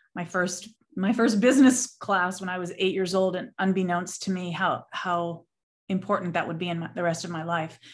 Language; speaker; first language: English; native; English